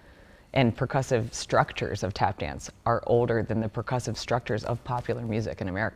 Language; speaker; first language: English; native; English